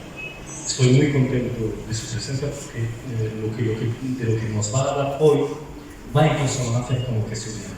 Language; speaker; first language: Spanish; non-native, fluent; Arabic